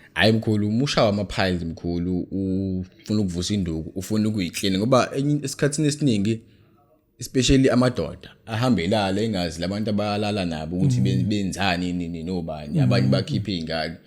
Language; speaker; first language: Zulu; native; Zulu